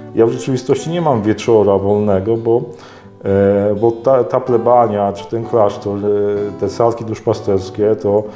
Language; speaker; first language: Polish; native; Polish